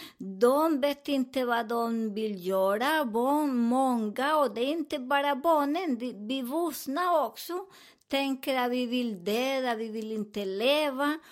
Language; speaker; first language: Swedish; non-native, learner; Spanish